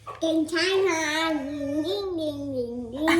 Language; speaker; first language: Korean; early bilingual, heritage; Korean